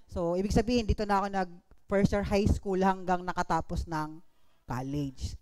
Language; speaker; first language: Filipino; non-native, local second language; Bikol